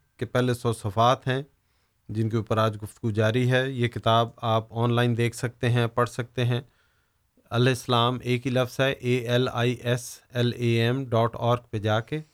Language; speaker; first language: Urdu; native; Urdu